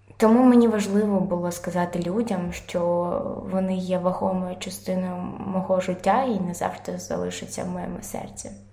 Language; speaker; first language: Ukrainian; non-native, local second language; Russian